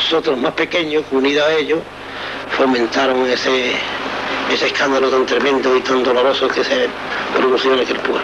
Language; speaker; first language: Spanish; native; Spanish